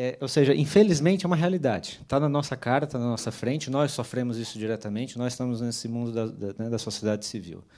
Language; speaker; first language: Portuguese; native; Portuguese